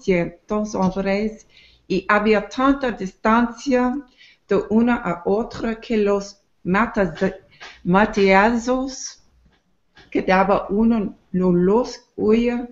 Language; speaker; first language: Spanish; non-native, learner; English